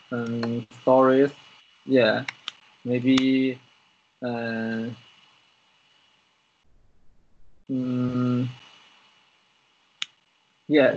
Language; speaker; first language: English; non-native, learner; Chinese